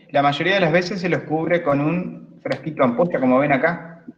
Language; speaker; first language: Spanish; native; Spanish